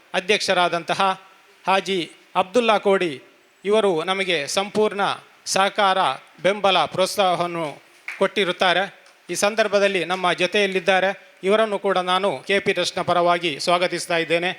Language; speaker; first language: Kannada; non-native, local second language; Badaga